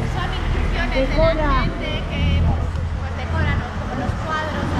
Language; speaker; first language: Spanish; native; Spanish